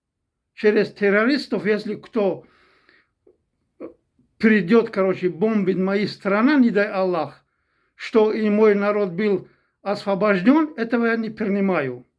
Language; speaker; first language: Russian; non-native, fluent; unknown